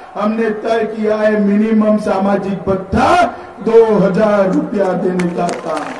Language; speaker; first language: Hindi; non-native, local second language; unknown